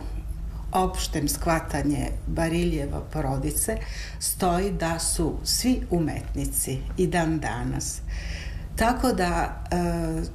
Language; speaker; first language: Serbian; non-native, fluent; Italian